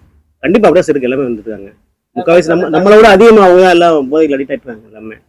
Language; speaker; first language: Tamil; native; Tamil